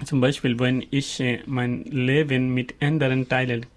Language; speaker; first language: German; non-native, learner; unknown